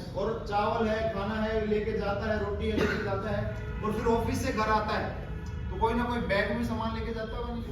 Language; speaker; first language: Hindi; native; Hindi